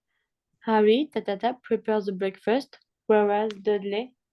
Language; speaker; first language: English; non-native, fluent; French